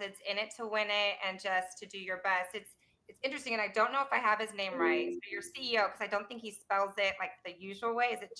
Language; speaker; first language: English; native; English